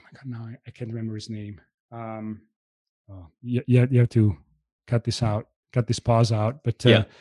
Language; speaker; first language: English; non-native, fluent; Italian